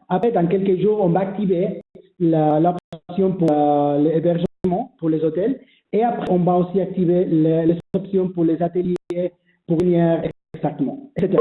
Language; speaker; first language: French; non-native, learner; Spanish